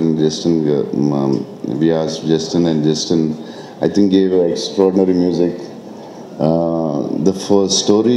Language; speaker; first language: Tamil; non-native, local second language; Telugu